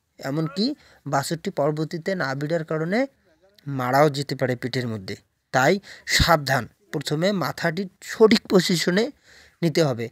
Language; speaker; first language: Bangla; non-native, local second language; Rangpuri